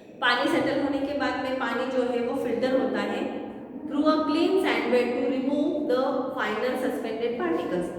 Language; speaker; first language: Hindi; non-native, local second language; Marathi